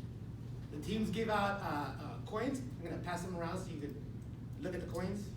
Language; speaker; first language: English; non-native, fluent; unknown